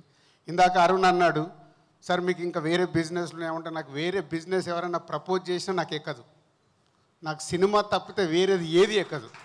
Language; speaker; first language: Telugu; native; Telugu